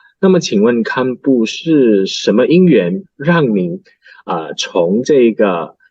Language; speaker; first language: Chinese; native; Chinese